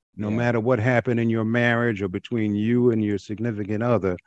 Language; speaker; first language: English; native; English